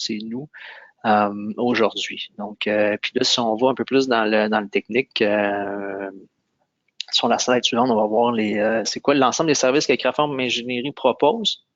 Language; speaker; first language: French; native; French